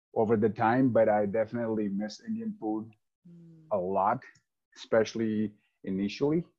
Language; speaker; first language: English; non-native, local second language; Hindi